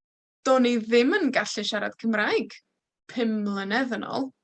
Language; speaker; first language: Welsh; non-native, fluent; Spanish